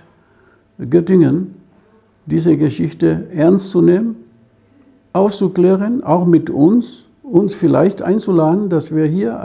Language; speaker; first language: German; non-native, fluent; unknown